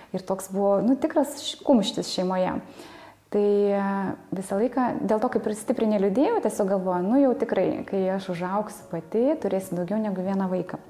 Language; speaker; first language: Lithuanian; native; Lithuanian